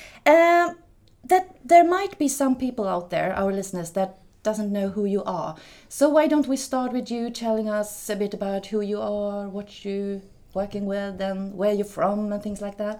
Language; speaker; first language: English; non-native, fluent; Swedish